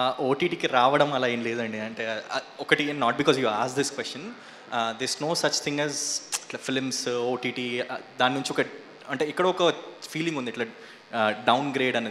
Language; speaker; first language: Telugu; native; Telugu